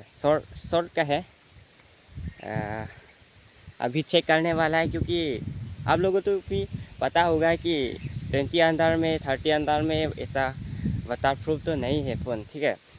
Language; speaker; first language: Hindi; non-native, local second language; Karbi